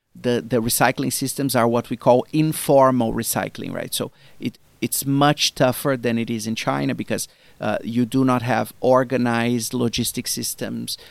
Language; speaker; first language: English; non-native, fluent; Portuguese